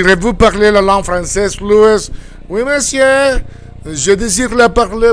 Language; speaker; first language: French; non-native, fluent; Spanish